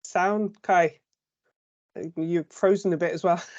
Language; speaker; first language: English; non-native, fluent; Norwegian